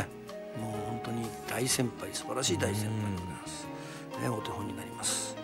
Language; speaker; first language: Japanese; native; Japanese